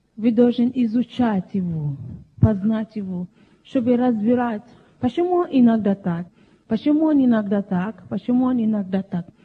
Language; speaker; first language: Russian; non-native, fluent; Yoruba